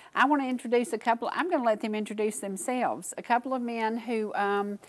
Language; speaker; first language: English; native; English